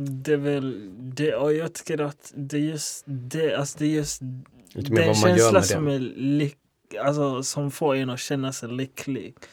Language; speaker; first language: Swedish; non-native, local second language; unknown